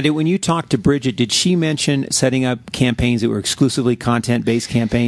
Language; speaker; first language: English; native; English